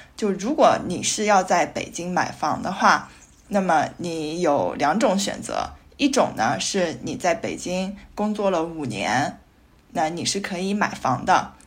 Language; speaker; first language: Chinese; native; Chinese